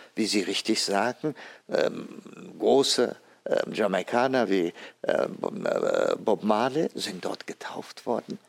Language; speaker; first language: German; non-native, fluent; Amharic